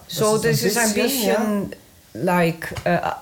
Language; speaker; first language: German; non-native, learner; Dutch